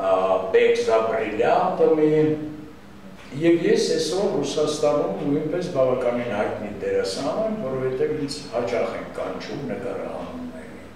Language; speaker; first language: Armenian; non-native, local second language; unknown